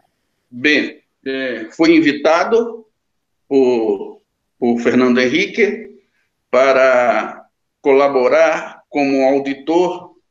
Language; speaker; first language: Spanish; non-native, learner; Portuguese